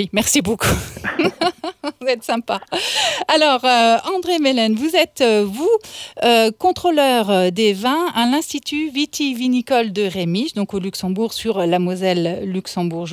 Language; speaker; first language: French; native; French